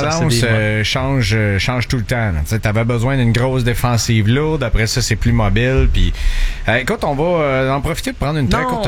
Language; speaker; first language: French; native; French